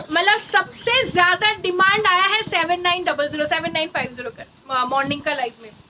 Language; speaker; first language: Hindi; non-native, local second language; Bangla